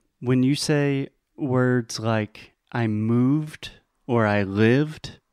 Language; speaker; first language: English; non-native, fluent; Portuguese